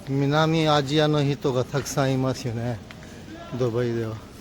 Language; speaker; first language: Japanese; non-native, fluent; Urdu